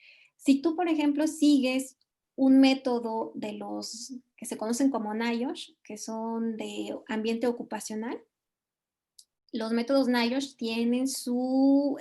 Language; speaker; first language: Spanish; native; Spanish